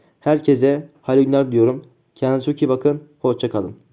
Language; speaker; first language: Turkish; native; Turkish